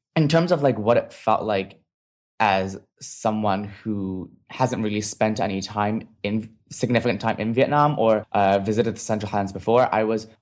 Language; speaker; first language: English; non-native, local second language; Cantonese